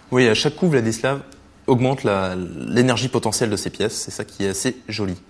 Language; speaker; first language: French; native; French